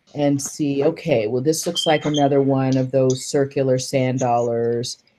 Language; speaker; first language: English; native; English